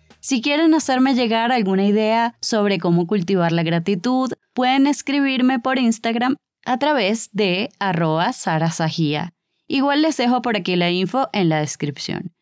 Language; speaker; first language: Spanish; native; Spanish